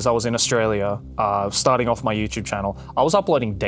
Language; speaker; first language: English; non-native, local second language; Japanese